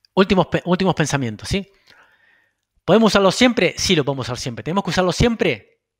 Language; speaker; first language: Spanish; native; Spanish